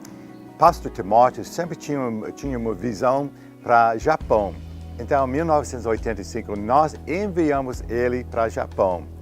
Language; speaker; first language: Portuguese; non-native, learner; English